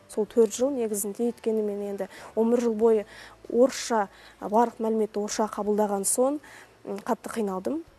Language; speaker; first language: Kazakh; non-native, local second language; Russian